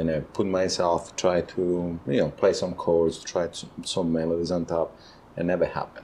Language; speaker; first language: English; non-native, fluent; Italian